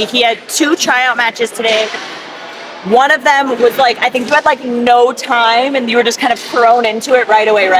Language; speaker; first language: English; native; English